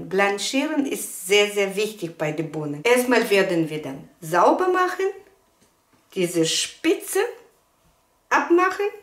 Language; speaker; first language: German; non-native, fluent; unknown